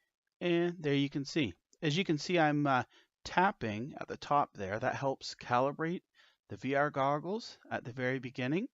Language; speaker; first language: English; native; English